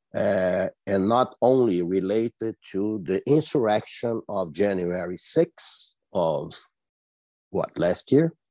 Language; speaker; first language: English; non-native, fluent; Portuguese